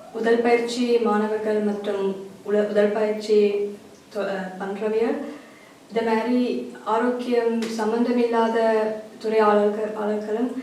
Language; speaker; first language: Tamil; early bilingual, heritage; Tamil